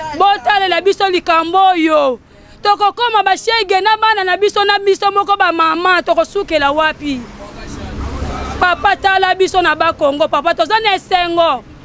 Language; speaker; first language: Lingala; non-native, local second language; Kongo